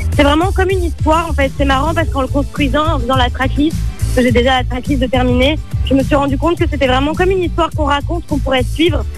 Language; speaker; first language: French; native; French